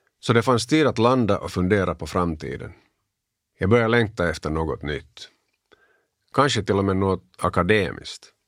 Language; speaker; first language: Swedish; native; Swedish